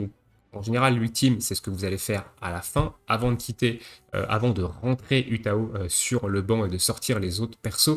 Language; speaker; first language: French; native; French